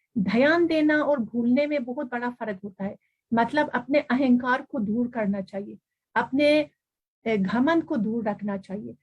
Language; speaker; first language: Urdu; non-native, fluent; Persian